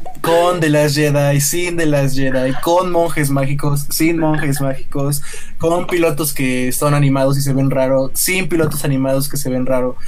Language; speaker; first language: Spanish; native; Spanish